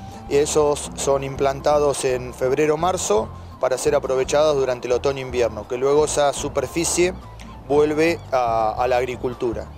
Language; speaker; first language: Spanish; native; Spanish